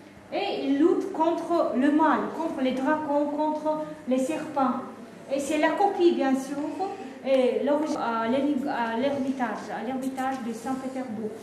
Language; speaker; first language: French; non-native, fluent; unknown